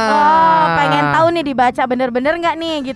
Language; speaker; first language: Indonesian; native; Indonesian